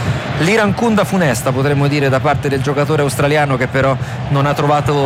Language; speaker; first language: Italian; native; Italian